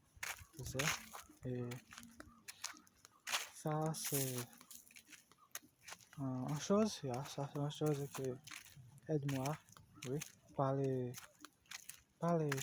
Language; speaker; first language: French; non-native, learner; Portuguese